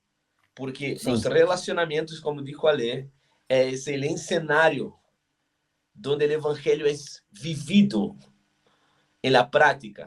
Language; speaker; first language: Spanish; non-native, fluent; Portuguese